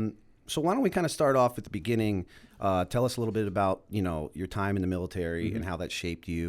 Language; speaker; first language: English; native; English